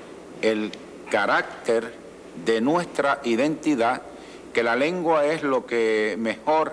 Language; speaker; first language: Spanish; native; Spanish